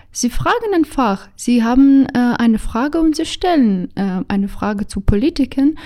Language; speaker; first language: German; non-native, fluent; Russian